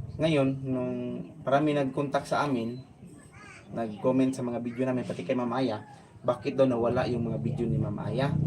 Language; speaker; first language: Filipino; native; Filipino